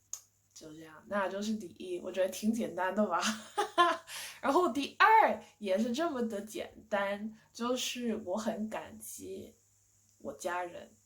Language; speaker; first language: Chinese; non-native, fluent; English